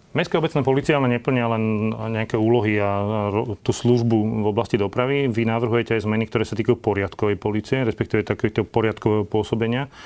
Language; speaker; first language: Slovak; native; Slovak